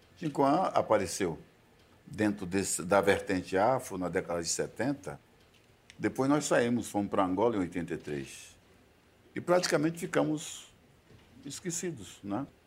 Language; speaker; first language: Portuguese; native; Portuguese